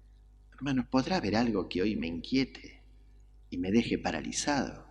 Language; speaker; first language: Spanish; native; Spanish